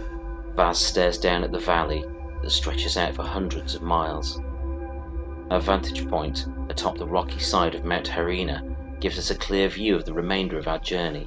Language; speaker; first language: English; native; English